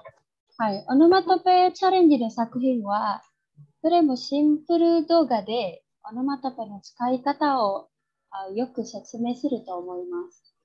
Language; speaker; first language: Japanese; non-native, fluent; Indonesian